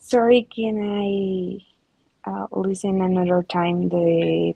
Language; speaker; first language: English; non-native, learner; Spanish